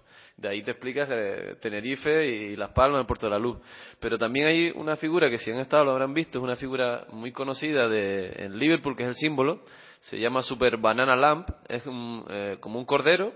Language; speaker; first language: Spanish; native; Spanish